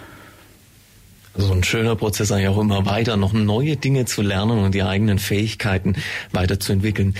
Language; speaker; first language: German; native; German